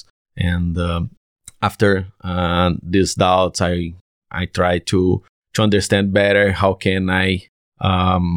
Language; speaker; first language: English; non-native, learner; Portuguese